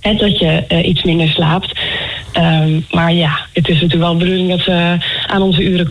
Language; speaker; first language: Dutch; native; Dutch